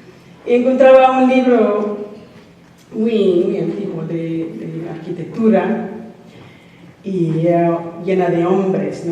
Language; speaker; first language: Spanish; non-native, fluent; English